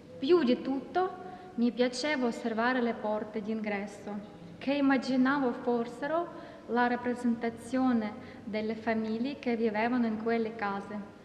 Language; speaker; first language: Italian; non-native, fluent; Ukrainian